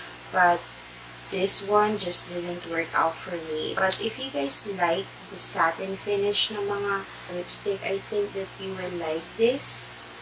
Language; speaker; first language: English; non-native, local second language; Filipino